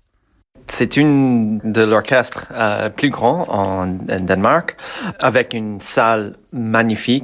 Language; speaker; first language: French; non-native, fluent; English